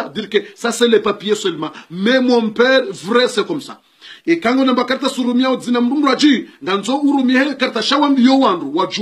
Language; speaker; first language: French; non-native, learner; Comorian